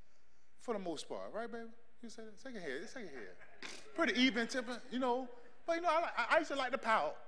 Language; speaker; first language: English; native; English